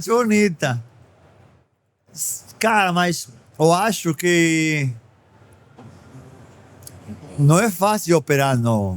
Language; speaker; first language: Portuguese; non-native, fluent; Spanish